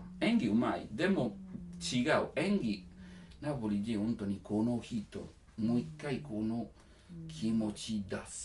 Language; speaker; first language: Japanese; non-native, learner; Italian